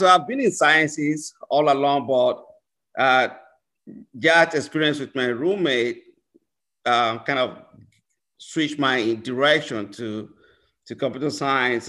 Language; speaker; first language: English; non-native, local second language; Yoruba